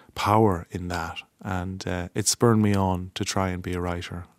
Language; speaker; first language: English; native; English